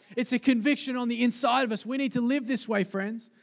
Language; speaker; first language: English; native; English